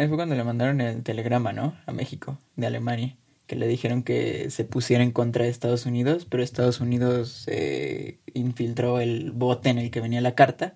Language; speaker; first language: Spanish; native; Spanish